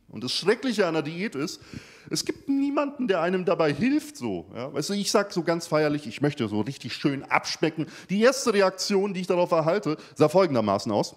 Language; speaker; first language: German; early bilingual, other home language; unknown